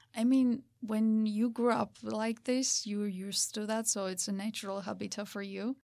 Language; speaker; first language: English; non-native, fluent; Georgian